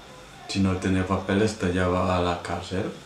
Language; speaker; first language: Spanish; non-native, learner; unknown